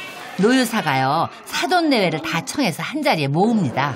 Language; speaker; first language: Korean; native; Korean